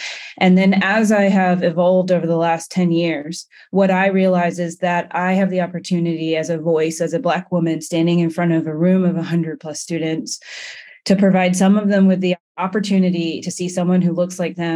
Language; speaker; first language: English; native; English